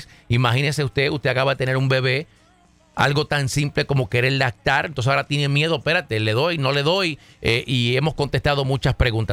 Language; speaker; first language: Spanish; native; Spanish